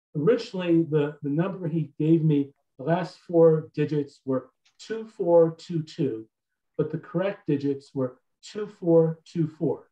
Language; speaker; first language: English; native; English